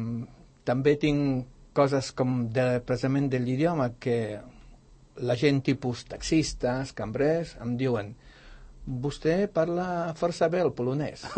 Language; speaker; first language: Catalan; non-native, fluent; Polish